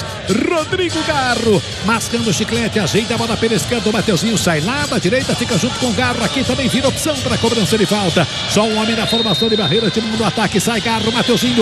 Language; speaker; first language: Portuguese; native; Portuguese